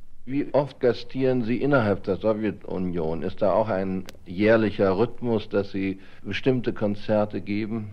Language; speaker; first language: German; native; German